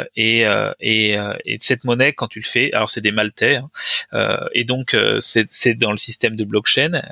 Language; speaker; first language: French; native; French